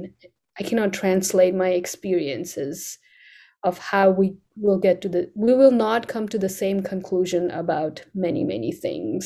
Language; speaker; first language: English; non-native, local second language; Nepali